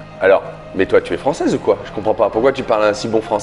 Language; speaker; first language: French; native; French